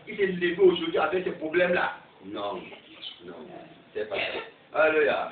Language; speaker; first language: French; non-native, local second language; English